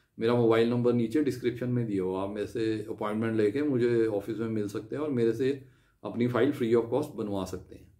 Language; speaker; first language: Hindi; non-native, local second language; Punjabi